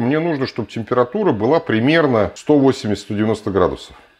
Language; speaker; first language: Russian; native; Russian